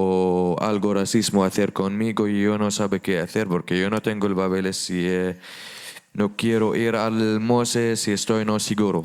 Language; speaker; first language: Spanish; non-native, learner; Arabic